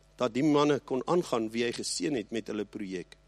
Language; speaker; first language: Afrikaans; early bilingual, heritage; Afrikaans